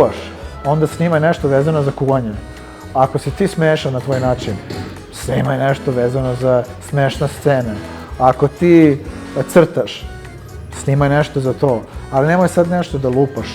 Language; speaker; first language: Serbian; early bilingual, heritage; Serbian